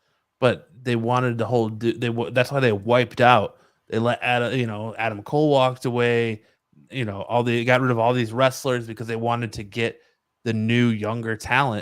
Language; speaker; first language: English; native; English